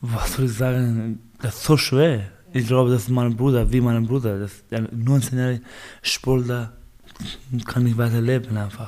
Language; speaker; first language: German; non-native, learner; Persian